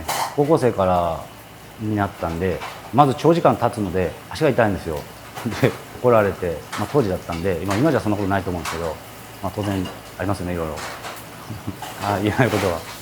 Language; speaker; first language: Japanese; native; Japanese